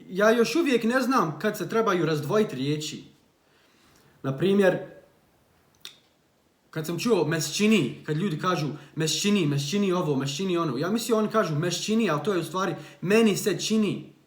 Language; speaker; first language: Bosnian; early bilingual, heritage; Bosnian